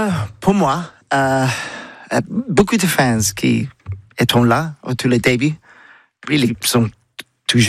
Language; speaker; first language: French; non-native, learner; English